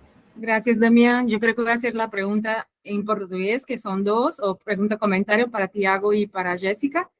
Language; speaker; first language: Spanish; non-native, fluent; Portuguese